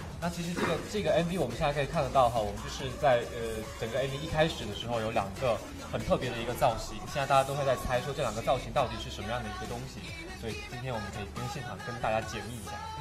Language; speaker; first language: Chinese; native; Chinese